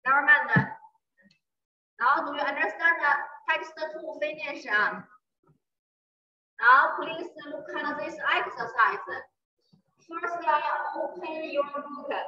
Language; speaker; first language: English; non-native, learner; Chinese